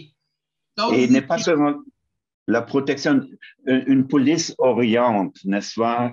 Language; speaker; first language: French; non-native, fluent; German